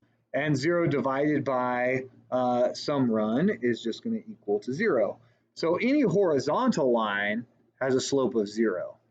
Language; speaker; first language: English; native; English